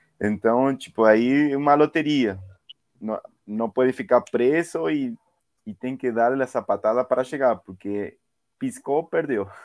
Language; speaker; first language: Portuguese; non-native, fluent; Spanish